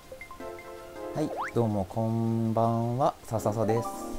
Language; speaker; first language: Japanese; native; Japanese